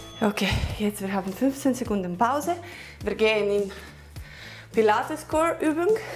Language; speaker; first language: German; non-native, learner; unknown